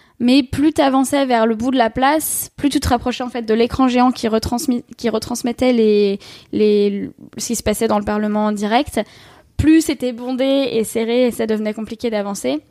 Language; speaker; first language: French; native; French